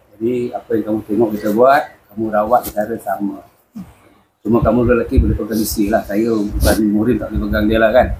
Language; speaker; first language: Malay; native; Malay